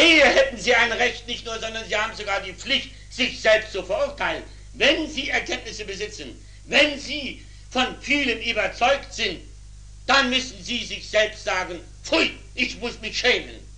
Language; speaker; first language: German; native; German